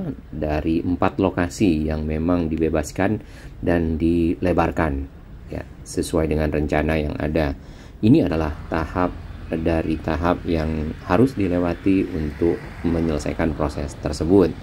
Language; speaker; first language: Indonesian; native; Indonesian